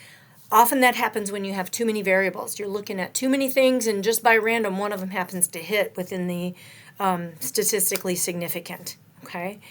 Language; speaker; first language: English; native; English